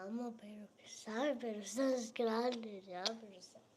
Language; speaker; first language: Spanish; early bilingual, other home language; Russian